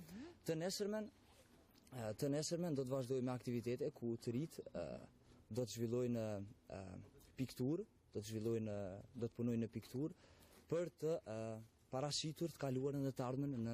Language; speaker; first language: Albanian; native; Albanian